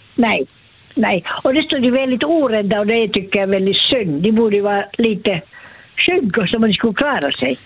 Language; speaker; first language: Swedish; native; Swedish